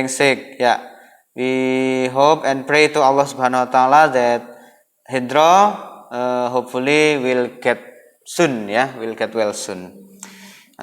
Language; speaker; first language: English; non-native, fluent; Indonesian